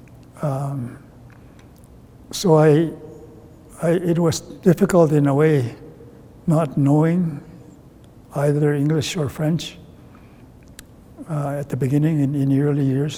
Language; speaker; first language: English; non-native, fluent; Cree